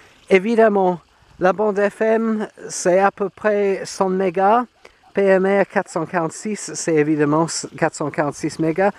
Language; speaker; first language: French; non-native, fluent; English